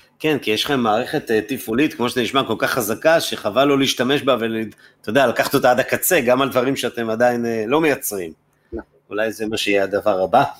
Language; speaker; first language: Hebrew; native; Hebrew